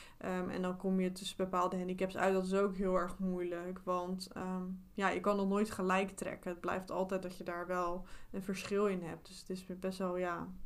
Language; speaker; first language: Dutch; native; Dutch